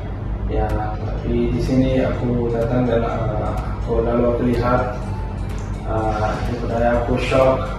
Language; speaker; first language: Indonesian; non-native, learner; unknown